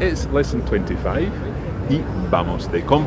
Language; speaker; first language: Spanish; non-native, fluent; English